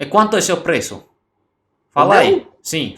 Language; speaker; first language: Portuguese; non-native, learner; Indonesian